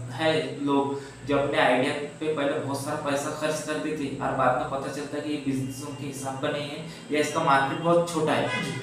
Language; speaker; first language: Hindi; non-native, local second language; Urdu